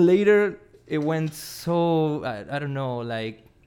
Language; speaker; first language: English; non-native, fluent; Spanish